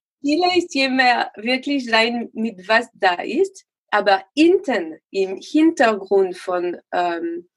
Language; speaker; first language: German; non-native, learner; French